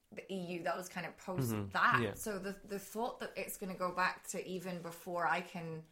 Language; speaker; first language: English; native; English